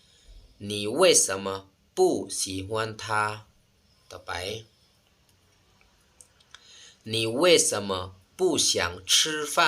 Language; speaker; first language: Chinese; non-native, fluent; Lao